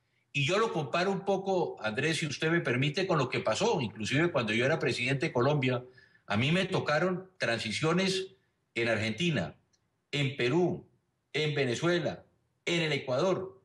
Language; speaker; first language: Spanish; native; Spanish